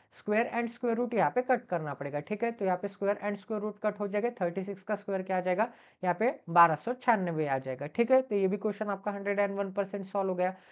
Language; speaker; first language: Hindi; non-native, local second language; Marathi